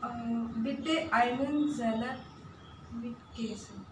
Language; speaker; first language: German; non-native, learner; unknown